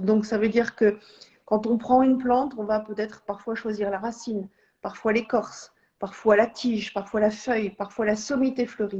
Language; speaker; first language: French; native; French